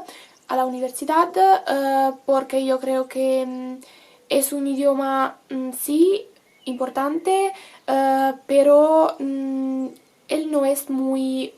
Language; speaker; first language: Spanish; non-native, learner; Italian